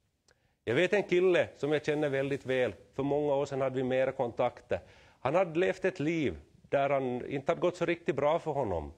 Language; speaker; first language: Swedish; native; Swedish